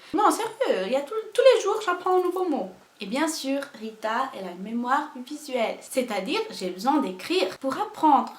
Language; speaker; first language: French; non-native, fluent; Portuguese